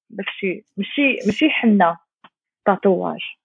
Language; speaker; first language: Arabic; early bilingual, heritage; Arabic